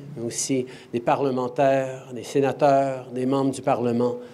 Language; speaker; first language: French; native; French